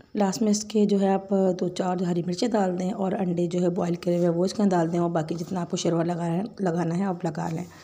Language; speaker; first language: Urdu; native; Urdu